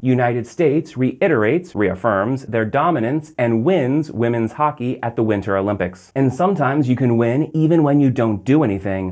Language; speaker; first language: English; native; English